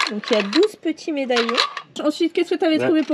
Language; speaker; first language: French; native; French